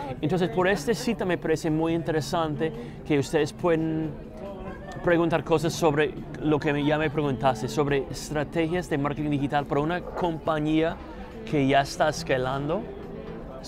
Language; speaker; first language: Spanish; non-native, fluent; English